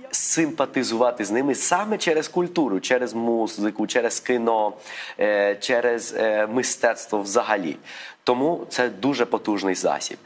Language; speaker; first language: Ukrainian; non-native, fluent; Spanish